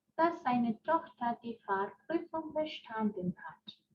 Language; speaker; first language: German; non-native, fluent; Spanish